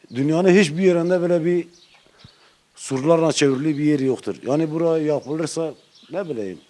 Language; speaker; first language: Turkish; native; Turkish